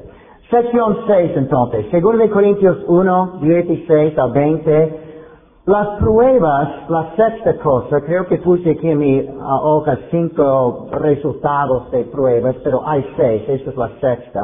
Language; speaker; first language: Spanish; non-native, fluent; English